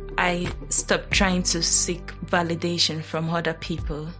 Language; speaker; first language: English; non-native, local second language; Yoruba